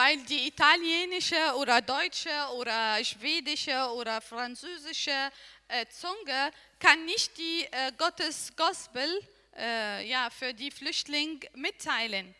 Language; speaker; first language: German; non-native, learner; Arabic